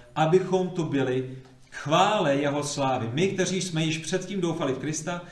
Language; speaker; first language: Czech; native; Czech